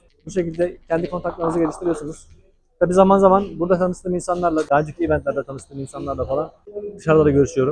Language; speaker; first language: Turkish; native; Turkish